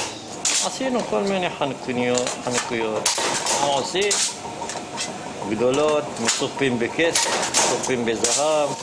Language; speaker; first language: Hebrew; non-native, fluent; Arabic